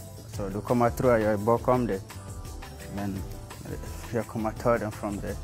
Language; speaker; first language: Swedish; non-native, fluent; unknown